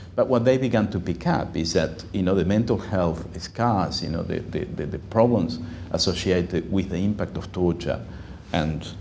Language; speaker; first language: English; non-native, fluent; Spanish